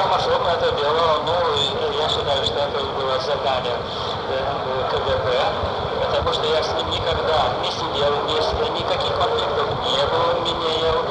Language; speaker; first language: Russian; non-native, fluent; Lithuanian